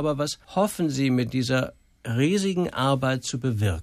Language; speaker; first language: German; native; German